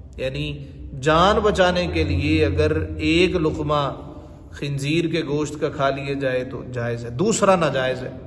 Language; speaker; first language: Urdu; non-native, local second language; Punjabi